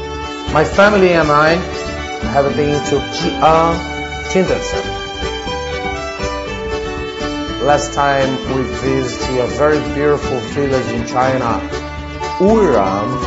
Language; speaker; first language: English; non-native, fluent; Portuguese